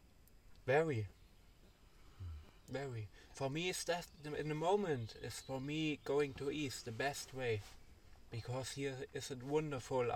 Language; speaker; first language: English; non-native, learner; German